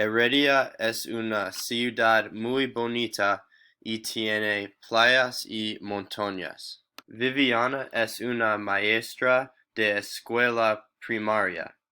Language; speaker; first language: Spanish; non-native, learner; English